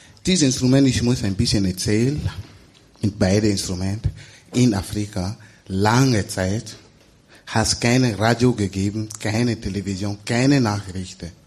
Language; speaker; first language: German; non-native, learner; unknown